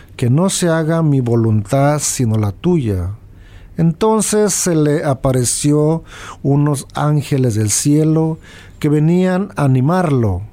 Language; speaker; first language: Spanish; native; Spanish